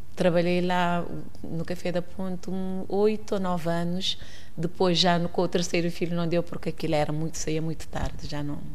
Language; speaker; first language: Portuguese; non-native, local second language; Kabuverdianu